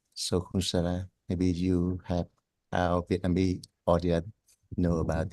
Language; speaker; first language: English; non-native, learner; Vietnamese